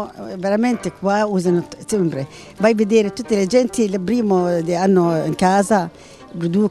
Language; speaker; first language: Italian; non-native, learner; Arabic